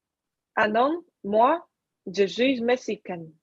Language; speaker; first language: French; non-native, learner; Chinese